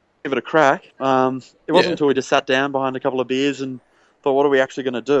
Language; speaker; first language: English; native; English